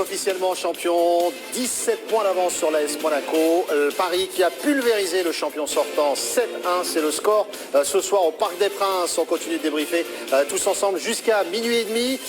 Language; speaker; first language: French; native; French